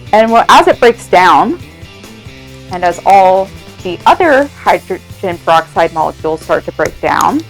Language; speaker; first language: English; native; English